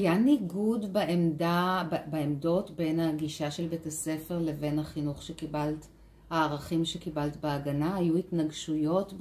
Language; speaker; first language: Hebrew; native; Hebrew